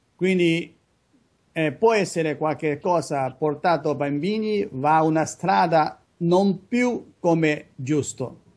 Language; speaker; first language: Italian; non-native, learner; Chinese